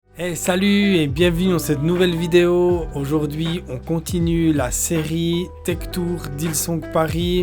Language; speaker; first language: French; native; French